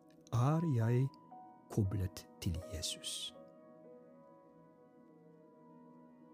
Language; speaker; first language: Norwegian; non-native, fluent; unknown